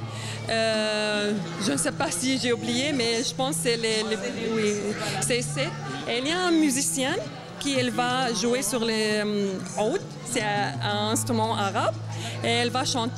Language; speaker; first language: French; non-native, learner; Arabic